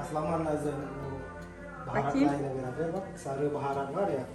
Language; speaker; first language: Turkish; non-native, learner; Indonesian